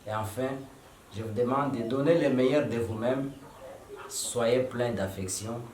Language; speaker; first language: French; non-native, local second language; Swahili